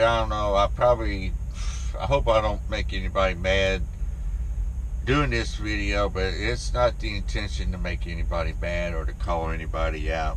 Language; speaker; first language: English; native; English